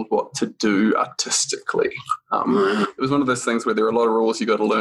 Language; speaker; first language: English; native; English